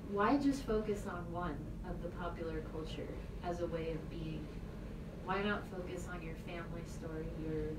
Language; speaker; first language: English; native; English